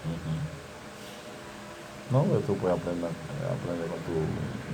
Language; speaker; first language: Spanish; non-native, fluent; Haitian Creole